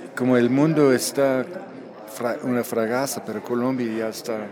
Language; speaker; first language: Spanish; non-native, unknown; English